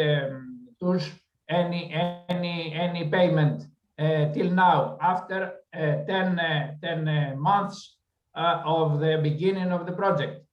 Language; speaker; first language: English; non-native, learner; Greek